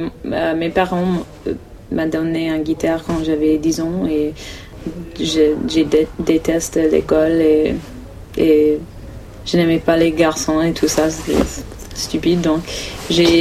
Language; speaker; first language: French; non-native, learner; English